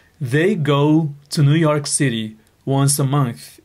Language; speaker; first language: English; non-native, fluent; Portuguese